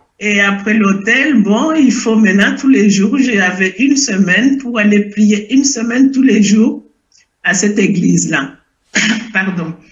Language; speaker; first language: French; non-native, local second language; Lingala